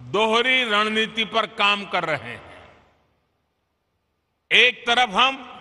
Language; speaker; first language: Hindi; non-native, local second language; Gujarati